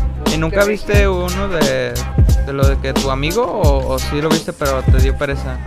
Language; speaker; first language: Spanish; native; Spanish